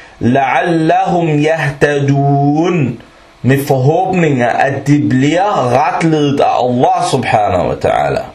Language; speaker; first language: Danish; early bilingual, other home language; Arabic